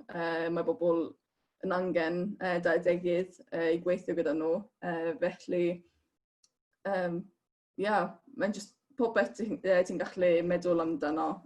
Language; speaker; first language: Welsh; non-native, fluent; Estonian